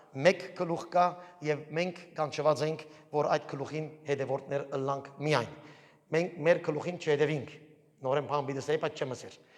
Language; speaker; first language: Armenian; early bilingual, heritage; Armenian